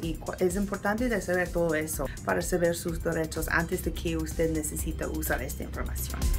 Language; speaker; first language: Spanish; non-native, learner; English